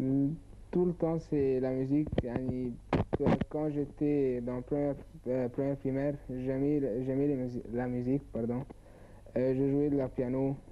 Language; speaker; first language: French; non-native, learner; Arabic